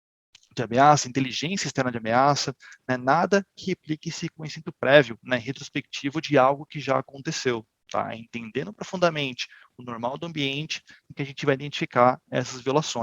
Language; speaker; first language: Portuguese; native; Portuguese